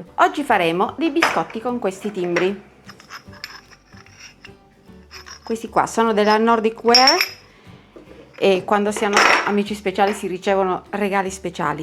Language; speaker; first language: Italian; native; Italian